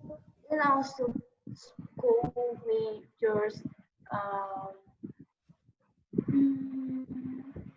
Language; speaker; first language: English; non-native, learner; Vietnamese